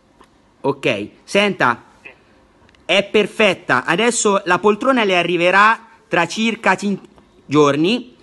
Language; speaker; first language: Italian; native; Italian